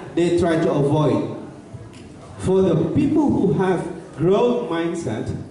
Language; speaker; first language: English; non-native, fluent; Indonesian